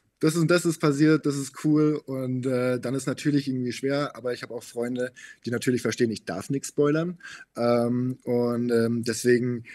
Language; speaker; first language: German; native; German